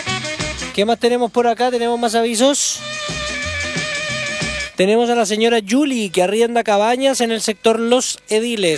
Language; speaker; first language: Spanish; native; Spanish